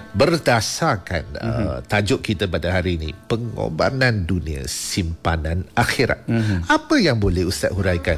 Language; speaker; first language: Malay; non-native, local second language; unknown